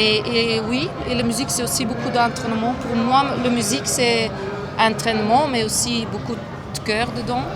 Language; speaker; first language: French; non-native, fluent; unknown